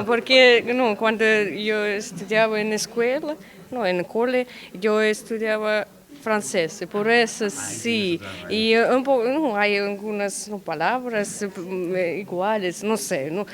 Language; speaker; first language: Spanish; non-native, learner; Russian